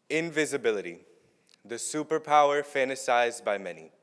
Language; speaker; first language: English; early bilingual, other home language; Spanish